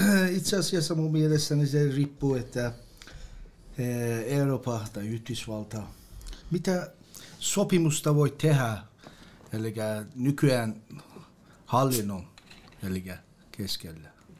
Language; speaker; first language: Finnish; non-native, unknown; Persian